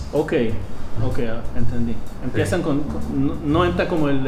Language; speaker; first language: Spanish; non-native, fluent; Hebrew